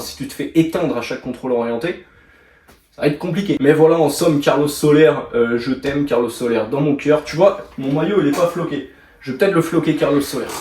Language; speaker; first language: French; native; French